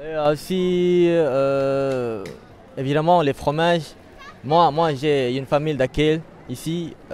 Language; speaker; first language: French; non-native, learner; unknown